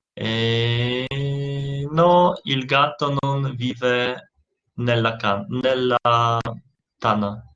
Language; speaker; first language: Italian; non-native, learner; Polish